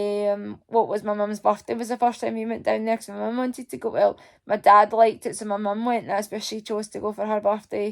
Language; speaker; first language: English; native; English